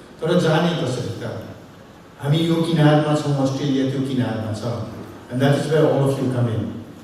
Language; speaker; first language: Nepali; native; Nepali